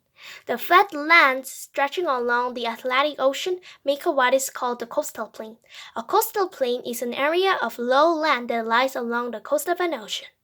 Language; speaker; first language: English; non-native, fluent; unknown